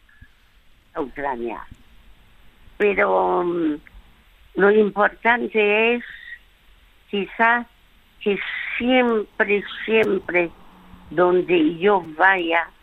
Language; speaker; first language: Spanish; early bilingual, other home language; French